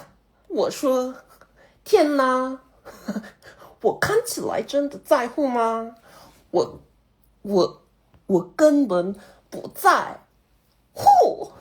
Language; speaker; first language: Chinese; non-native, learner; Korean